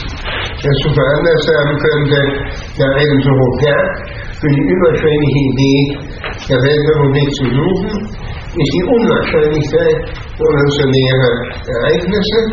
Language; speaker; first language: German; native; German